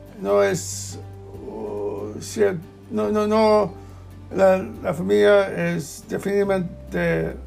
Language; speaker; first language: Spanish; non-native, learner; English